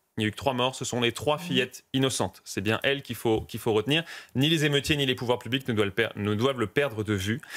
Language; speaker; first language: French; native; French